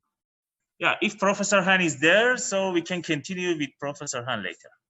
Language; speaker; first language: English; non-native, fluent; Chinese